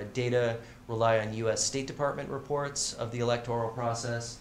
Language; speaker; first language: English; native; English